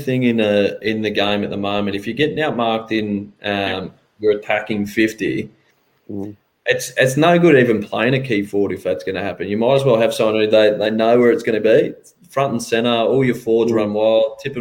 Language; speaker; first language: English; native; English